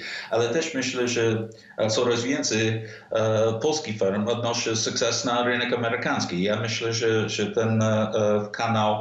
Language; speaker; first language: Polish; non-native, fluent; English